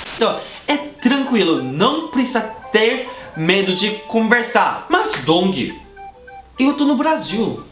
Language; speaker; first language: Portuguese; non-native, fluent; Korean